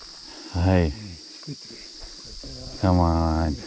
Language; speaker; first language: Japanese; non-native, learner; English